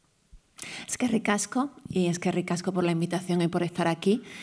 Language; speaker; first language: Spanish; native; Spanish